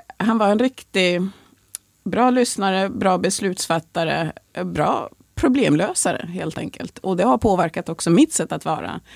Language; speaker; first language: Swedish; early bilingual, other home language; Swahili